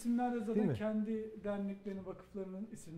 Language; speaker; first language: Turkish; native; Turkish